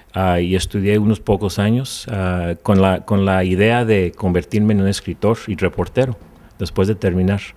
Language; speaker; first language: Spanish; early bilingual, heritage; Spanish